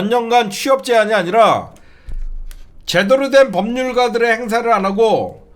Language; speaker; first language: Korean; native; Korean